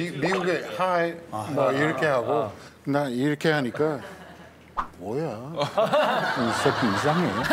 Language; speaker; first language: Korean; non-native, fluent; English